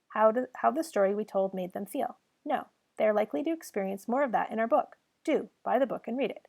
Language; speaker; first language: English; native; English